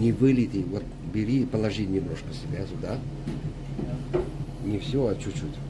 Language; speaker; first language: Russian; non-native, fluent; Urdu